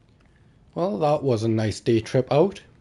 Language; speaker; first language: English; native; English